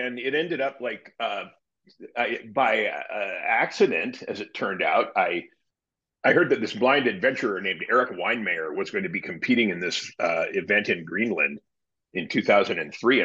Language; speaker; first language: English; native; English